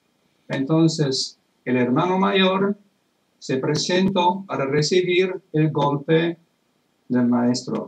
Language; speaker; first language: Spanish; non-native, fluent; Italian